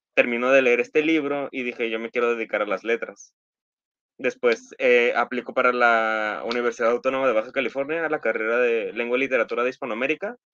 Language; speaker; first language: Spanish; native; Spanish